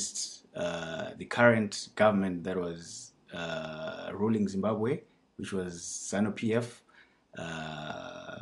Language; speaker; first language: English; non-native, local second language; Shona